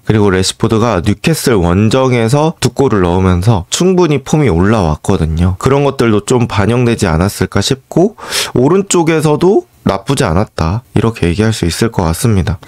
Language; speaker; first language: Korean; native; Korean